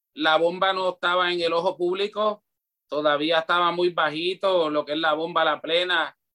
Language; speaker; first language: Spanish; native; Spanish